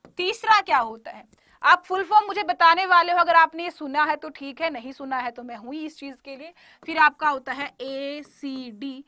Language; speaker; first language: Hindi; native; Hindi